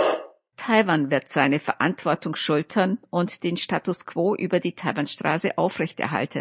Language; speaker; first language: German; native; German